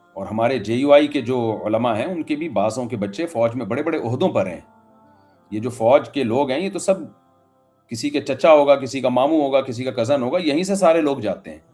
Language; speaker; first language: Urdu; native; Urdu